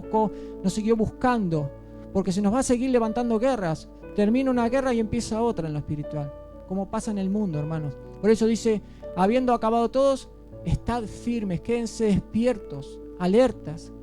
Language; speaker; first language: Spanish; native; Spanish